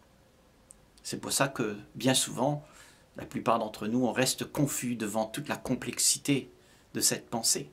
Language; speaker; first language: French; native; French